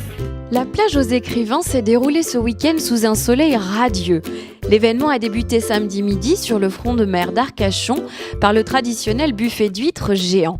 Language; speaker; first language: French; native; French